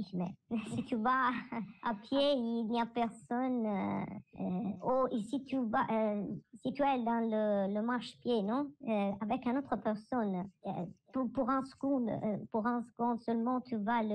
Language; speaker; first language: French; non-native, learner; Italian